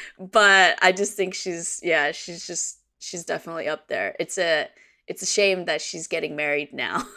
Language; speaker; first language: English; early bilingual, other home language; Korean